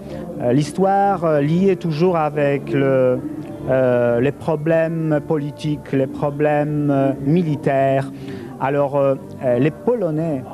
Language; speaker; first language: French; non-native, fluent; Polish